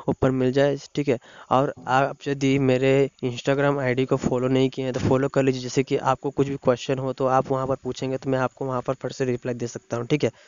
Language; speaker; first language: Hindi; non-native, local second language; Odia